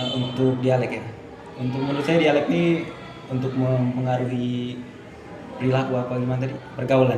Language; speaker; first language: Indonesian; early bilingual, heritage; Indonesian